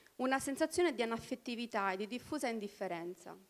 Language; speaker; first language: Italian; early bilingual, other home language; Albanian